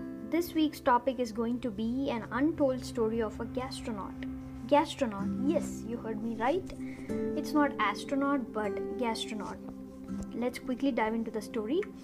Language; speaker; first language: English; non-native, local second language; Tamil